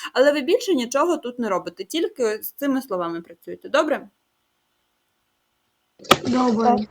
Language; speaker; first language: Ukrainian; native; Ukrainian